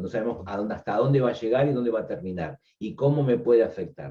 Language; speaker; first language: Spanish; native; Spanish